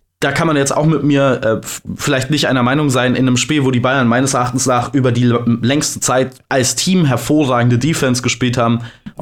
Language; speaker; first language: German; native; German